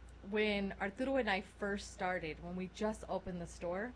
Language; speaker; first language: English; early bilingual, other home language; Spanish